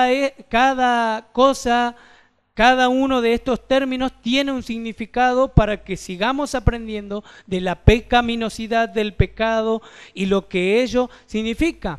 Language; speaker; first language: Spanish; native; Spanish